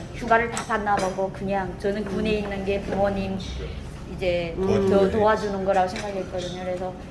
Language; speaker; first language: Korean; native; Korean